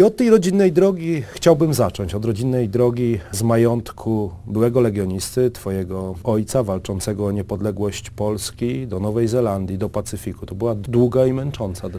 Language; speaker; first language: Polish; native; Polish